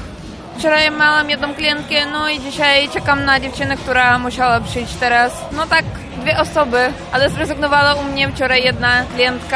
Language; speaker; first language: Polish; non-native, fluent; Ukrainian